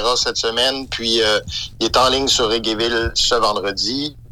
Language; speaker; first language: French; native; French